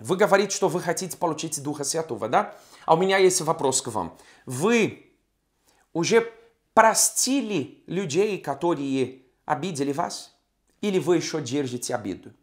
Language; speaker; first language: Russian; non-native, fluent; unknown